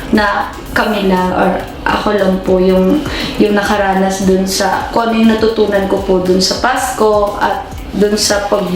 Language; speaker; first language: Filipino; non-native, local second language; Cebuano